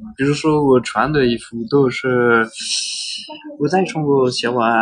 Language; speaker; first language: Chinese; non-native, learner; French